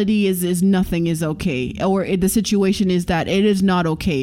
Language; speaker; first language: English; non-native, local second language; Jamaican Creole English